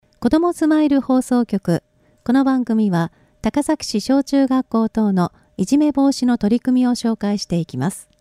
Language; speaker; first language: Japanese; native; Japanese